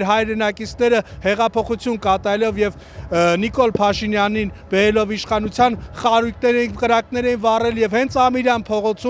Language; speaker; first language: Armenian; native; Armenian